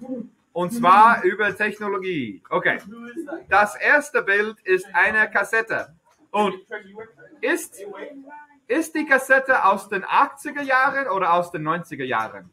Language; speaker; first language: German; non-native, fluent; English